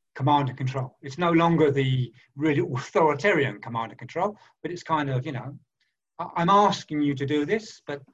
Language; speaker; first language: English; native; English